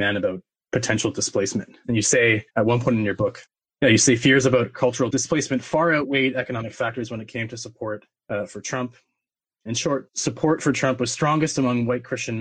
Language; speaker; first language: English; native; English